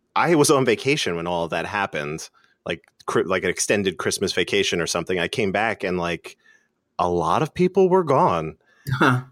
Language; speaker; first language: English; native; English